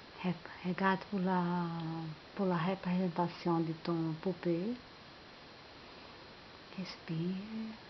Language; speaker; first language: French; non-native, learner; Portuguese